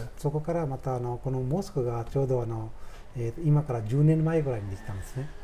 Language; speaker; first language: Japanese; non-native, fluent; Urdu